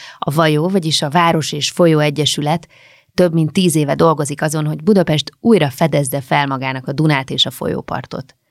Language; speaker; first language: Hungarian; native; Hungarian